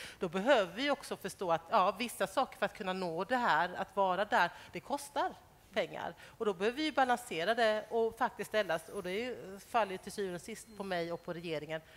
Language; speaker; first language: Swedish; native; Swedish